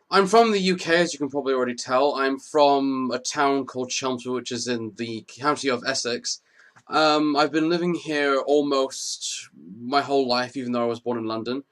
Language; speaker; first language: English; native; English